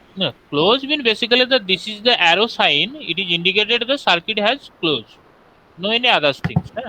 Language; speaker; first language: English; non-native, local second language; Bangla